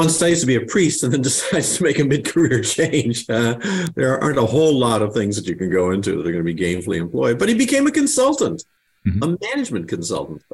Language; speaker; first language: English; native; English